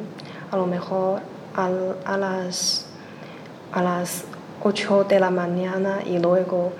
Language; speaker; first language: Spanish; non-native, learner; Chinese